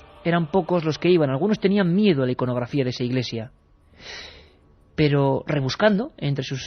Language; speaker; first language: Spanish; native; Spanish